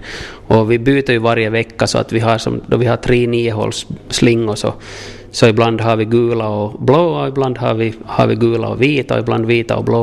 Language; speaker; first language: Swedish; native; Swedish